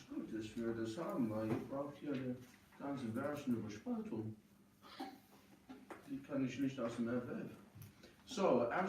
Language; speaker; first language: German; non-native, fluent; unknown